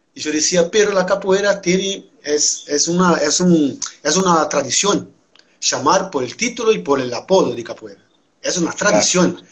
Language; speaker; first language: Spanish; non-native, fluent; Portuguese